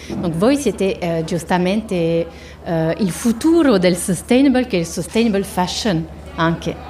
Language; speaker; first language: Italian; non-native, fluent; French